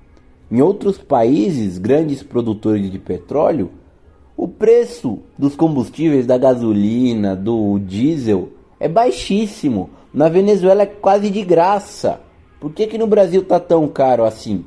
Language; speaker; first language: Portuguese; native; Portuguese